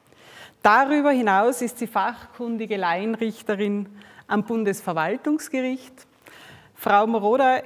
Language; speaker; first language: German; native; German